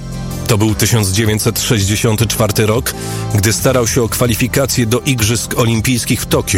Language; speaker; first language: Polish; native; Polish